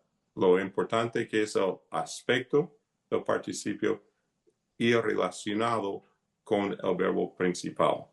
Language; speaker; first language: Spanish; non-native, fluent; English